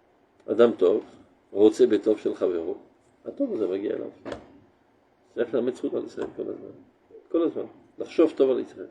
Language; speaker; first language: Hebrew; non-native, fluent; French